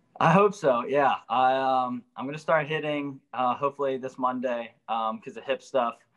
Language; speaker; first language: English; native; English